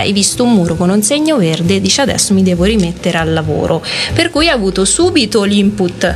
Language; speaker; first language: Italian; native; Italian